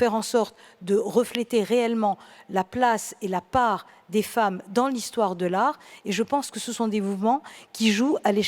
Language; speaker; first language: French; native; French